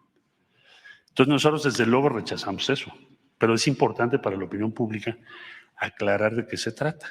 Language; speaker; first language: Spanish; native; Spanish